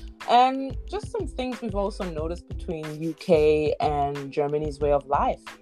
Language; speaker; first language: English; non-native, fluent; Lingala